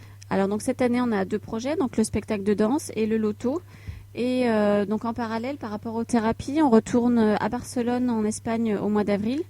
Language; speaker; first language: French; native; French